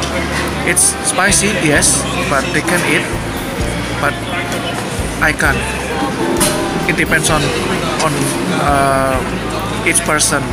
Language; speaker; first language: English; non-native, learner; Indonesian